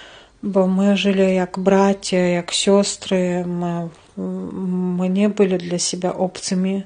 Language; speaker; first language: Polish; non-native, learner; Chechen